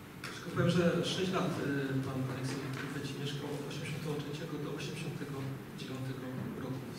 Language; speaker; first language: Polish; native; Polish